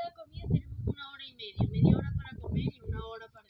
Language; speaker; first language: Spanish; early bilingual, heritage; Spanish